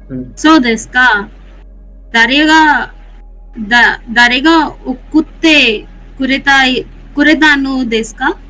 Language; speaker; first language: Japanese; non-native, learner; Hindi